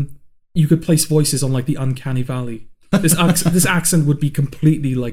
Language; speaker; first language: English; native; English